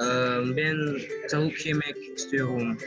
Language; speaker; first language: Turkish; non-native, learner; Indonesian